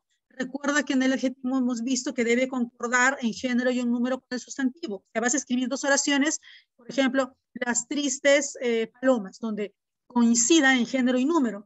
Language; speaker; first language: Spanish; native; Spanish